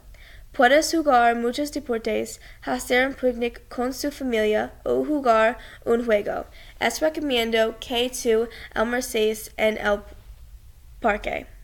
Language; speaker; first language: Spanish; non-native, learner; English